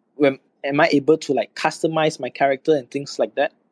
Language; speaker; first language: English; non-native, local second language; Chinese